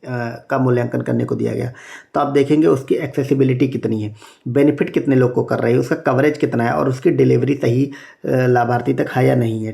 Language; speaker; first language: Hindi; native; Hindi